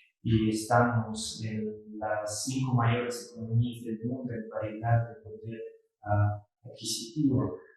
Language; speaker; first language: Spanish; non-native, fluent; Russian